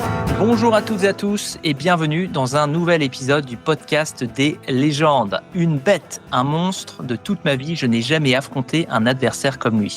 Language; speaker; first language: French; native; French